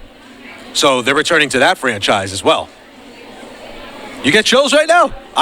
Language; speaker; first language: English; native; English